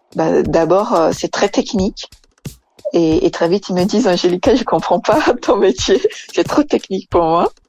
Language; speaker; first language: French; non-native, fluent; Portuguese